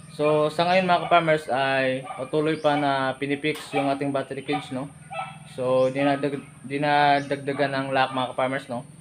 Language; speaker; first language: Filipino; non-native, local second language; Cebuano